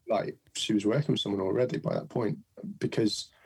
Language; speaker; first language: English; native; English